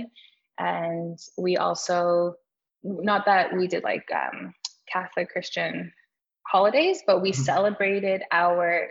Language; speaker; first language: English; native; English